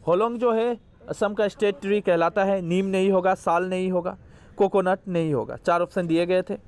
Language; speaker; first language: Hindi; non-native, local second language; Assamese